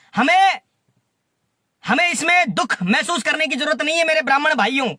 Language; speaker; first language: Hindi; native; Hindi